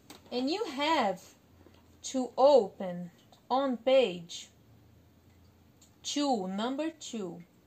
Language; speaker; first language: English; non-native, fluent; Portuguese